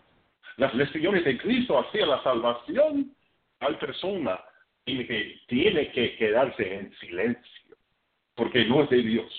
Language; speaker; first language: Spanish; non-native, fluent; English